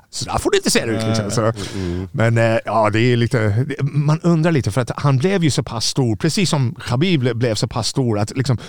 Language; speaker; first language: Swedish; non-native, fluent; English